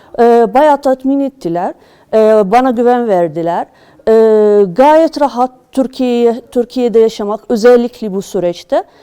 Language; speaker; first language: Turkish; non-native, fluent; Arabic